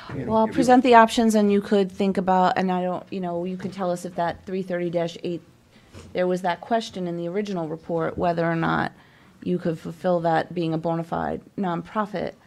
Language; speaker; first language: English; native; English